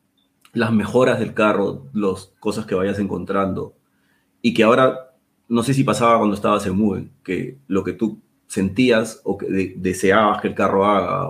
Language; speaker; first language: Spanish; native; Spanish